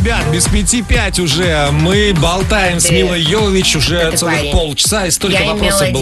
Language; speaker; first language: Russian; native; Russian